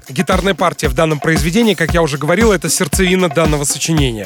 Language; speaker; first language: Russian; native; Russian